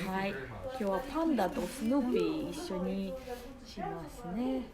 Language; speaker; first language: Japanese; non-native, learner; Russian